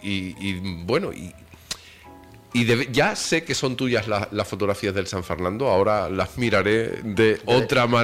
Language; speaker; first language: Spanish; native; Spanish